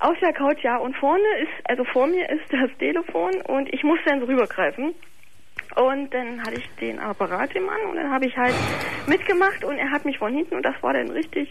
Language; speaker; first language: German; native; German